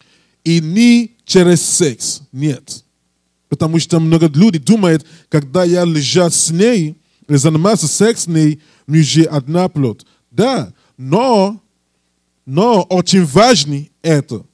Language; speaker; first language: Russian; non-native, learner; English